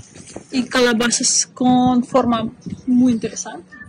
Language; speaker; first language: Spanish; non-native, learner; Russian